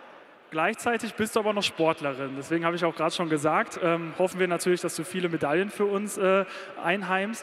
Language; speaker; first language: German; native; German